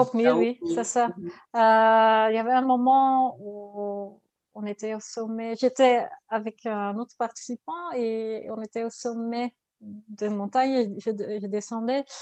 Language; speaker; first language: French; non-native, learner; Dutch